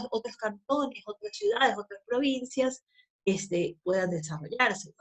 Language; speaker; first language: Spanish; native; Spanish